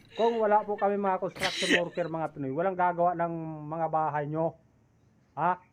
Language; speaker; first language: Filipino; native; Filipino